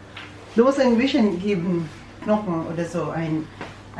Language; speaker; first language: German; non-native, learner; Filipino